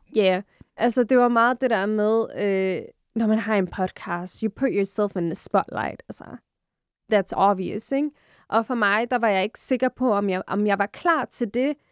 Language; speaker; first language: Danish; early bilingual, other home language; Arabic